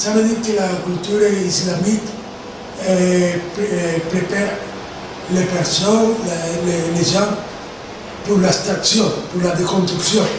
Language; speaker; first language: French; non-native, fluent; Spanish